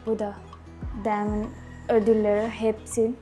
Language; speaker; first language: Turkish; non-native, fluent; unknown